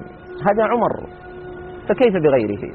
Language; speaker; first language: Arabic; native; Arabic